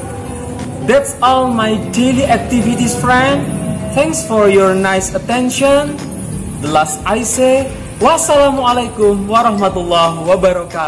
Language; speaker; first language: English; non-native, fluent; Indonesian